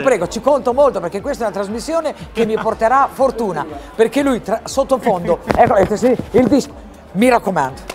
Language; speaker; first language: Italian; native; Italian